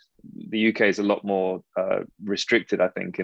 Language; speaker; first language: English; native; English